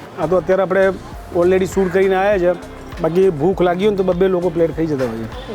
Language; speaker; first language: Gujarati; non-native, local second language; Sindhi